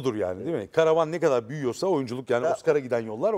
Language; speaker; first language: Turkish; native; Turkish